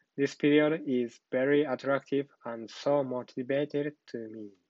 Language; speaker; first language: English; non-native, learner; Japanese